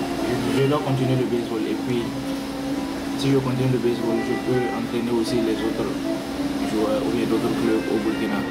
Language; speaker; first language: French; non-native, learner; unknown